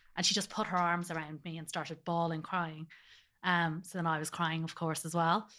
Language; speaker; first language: English; native; English